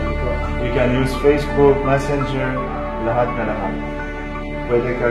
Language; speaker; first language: Filipino; non-native, learner; Arabic